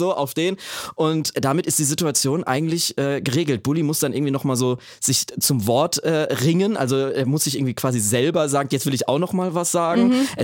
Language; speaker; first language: German; native; German